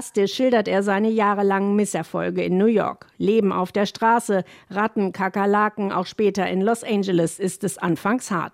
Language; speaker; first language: German; native; German